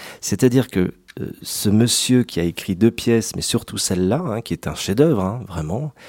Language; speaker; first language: French; native; French